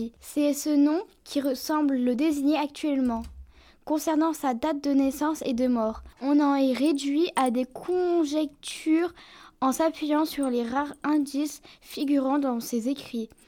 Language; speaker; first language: French; native; French